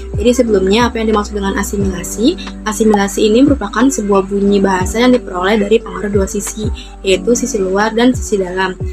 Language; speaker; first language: Indonesian; native; Indonesian